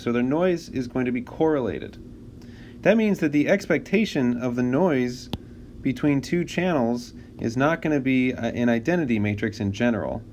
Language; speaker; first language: English; native; English